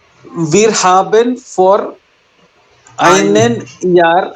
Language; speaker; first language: German; non-native, learner; Hindi